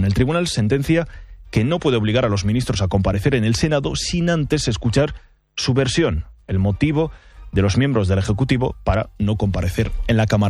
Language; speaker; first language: Spanish; native; Spanish